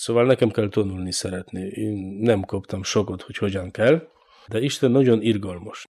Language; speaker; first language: Hungarian; non-native, learner; Polish